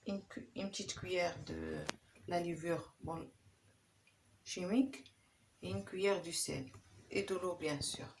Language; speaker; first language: French; non-native, local second language; Arabic